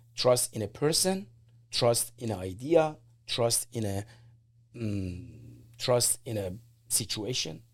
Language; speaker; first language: English; non-native, fluent; Persian